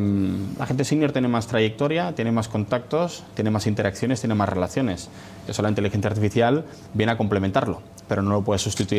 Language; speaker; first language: Spanish; native; Spanish